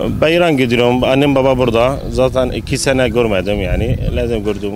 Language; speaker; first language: Turkish; non-native, learner; Arabic